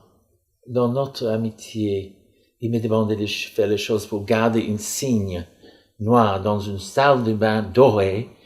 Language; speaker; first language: French; non-native, fluent; English